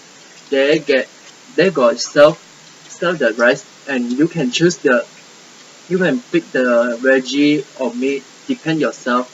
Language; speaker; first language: English; non-native, local second language; Malay